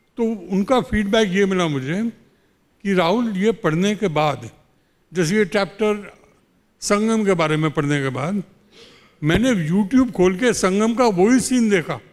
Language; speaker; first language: Hindi; native; Hindi